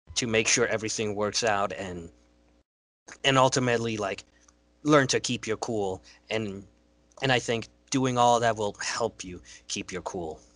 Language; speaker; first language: English; non-native, fluent; Spanish